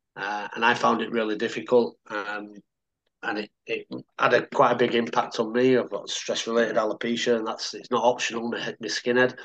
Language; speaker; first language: English; native; English